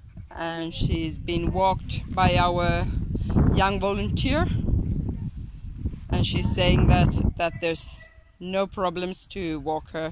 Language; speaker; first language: English; non-native, fluent; Spanish